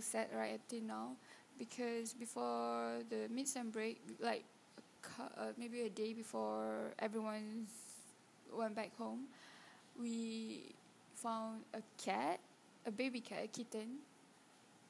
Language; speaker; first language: English; non-native, local second language; Malay